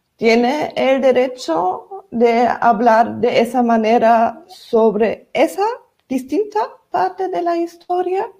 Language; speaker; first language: Spanish; non-native, fluent; German